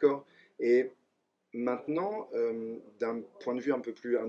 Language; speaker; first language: French; native; French